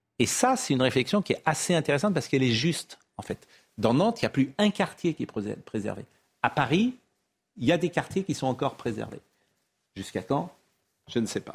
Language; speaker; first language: French; native; French